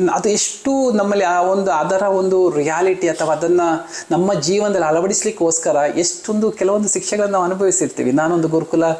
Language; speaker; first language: Kannada; non-native, local second language; Malayalam